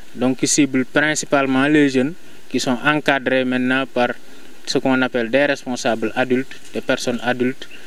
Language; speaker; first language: French; non-native, local second language; Serer